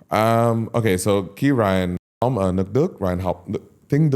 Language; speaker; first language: Vietnamese; non-native, learner; English